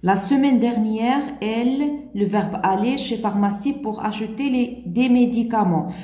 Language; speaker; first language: French; non-native, local second language; Arabic